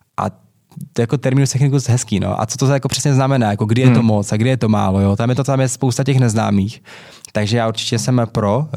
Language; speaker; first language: Czech; native; Czech